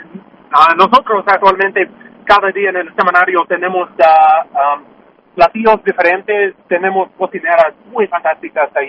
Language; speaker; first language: Spanish; non-native, learner; English